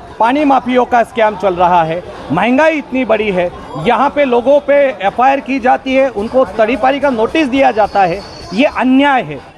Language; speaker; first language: Hindi; non-native, local second language; Marathi